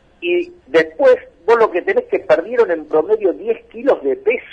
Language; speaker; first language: Spanish; native; Spanish